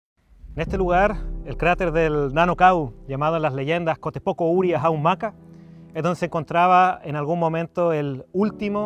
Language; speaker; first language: Spanish; native; Spanish